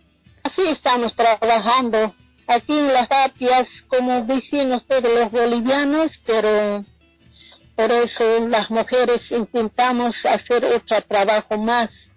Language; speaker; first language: Spanish; non-native, local second language; Quechua